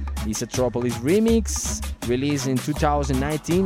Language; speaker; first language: English; non-native, fluent; Spanish